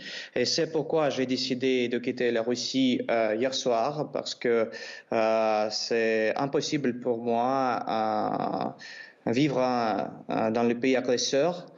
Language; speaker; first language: French; non-native, learner; Russian